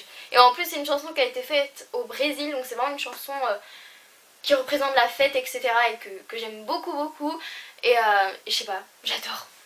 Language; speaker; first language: French; native; French